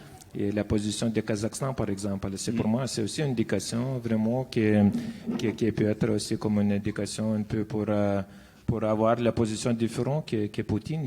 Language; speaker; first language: French; non-native, fluent; Lithuanian